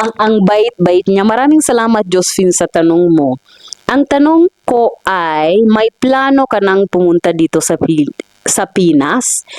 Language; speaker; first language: Filipino; non-native, fluent; Swahili